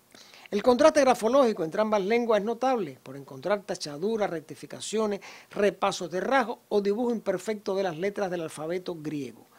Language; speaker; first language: Spanish; native; Spanish